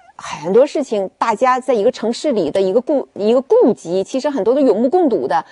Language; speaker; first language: Chinese; native; Chinese